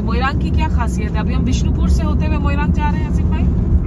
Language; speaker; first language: Hindi; native; Hindi